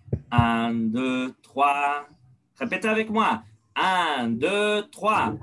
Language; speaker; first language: French; non-native, fluent; Spanish